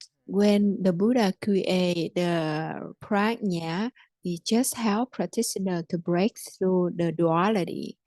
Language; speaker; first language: English; non-native, fluent; Vietnamese